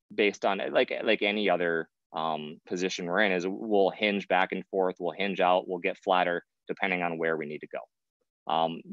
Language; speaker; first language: English; native; English